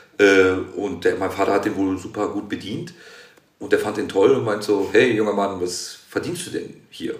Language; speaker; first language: German; native; German